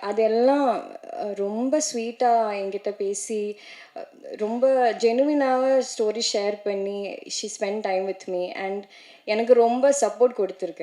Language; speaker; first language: Tamil; non-native, learner; Malayalam